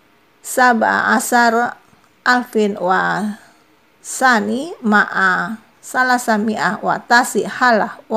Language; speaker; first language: Arabic; non-native, fluent; Indonesian